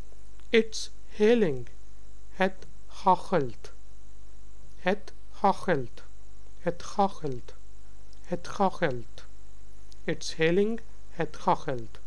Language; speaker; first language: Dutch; non-native, learner; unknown